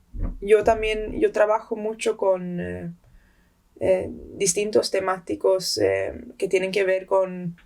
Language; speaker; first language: Spanish; early bilingual, heritage; Spanish